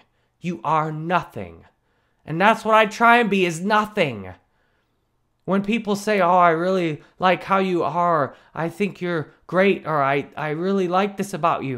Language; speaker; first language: English; native; English